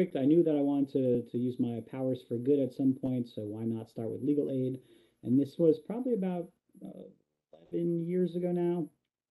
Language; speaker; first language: English; native; English